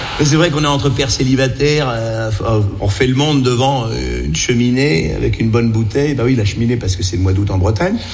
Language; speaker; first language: French; native; French